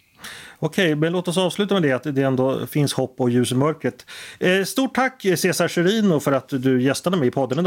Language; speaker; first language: Swedish; native; Swedish